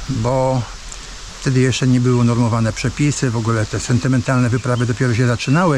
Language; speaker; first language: Polish; native; Polish